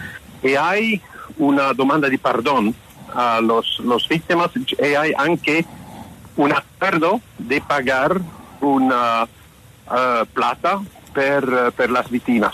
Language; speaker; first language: Spanish; non-native, fluent; French